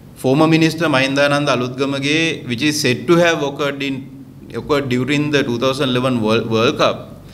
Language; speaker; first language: English; non-native, local second language; Sinhala